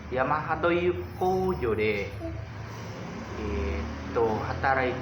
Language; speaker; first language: Japanese; non-native, learner; Indonesian